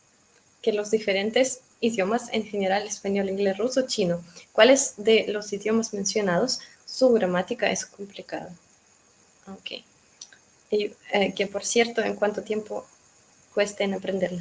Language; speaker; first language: Spanish; non-native, fluent; Russian